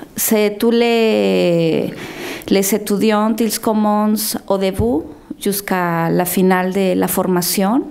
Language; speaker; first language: French; non-native, fluent; Spanish